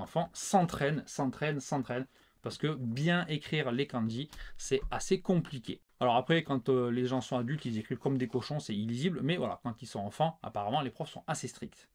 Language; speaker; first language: French; native; French